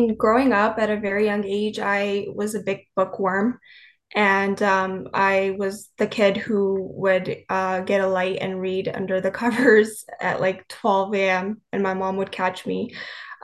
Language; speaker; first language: English; native; English